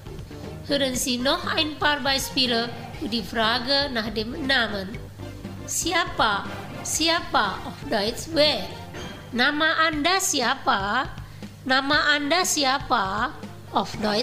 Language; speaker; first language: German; non-native, fluent; Indonesian